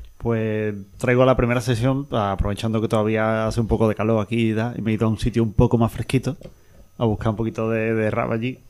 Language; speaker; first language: Spanish; native; Spanish